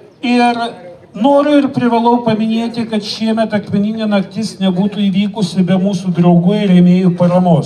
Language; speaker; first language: Lithuanian; native; Lithuanian